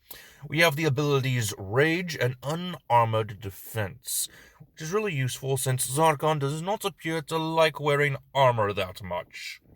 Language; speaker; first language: English; native; English